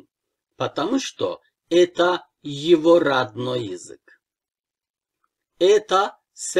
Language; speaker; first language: Russian; non-native, fluent; Turkish